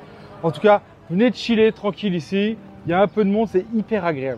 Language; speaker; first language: French; native; French